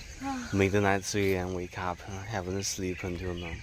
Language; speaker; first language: English; non-native, learner; Chinese